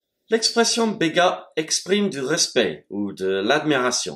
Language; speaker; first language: French; non-native, fluent; English